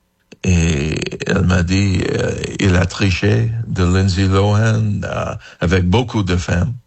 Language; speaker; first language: French; non-native, learner; English